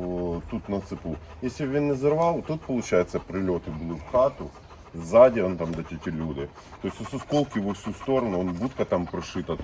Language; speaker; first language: Ukrainian; native; Ukrainian